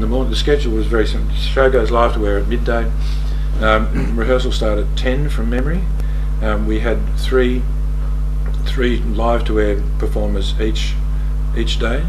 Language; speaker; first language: English; native; English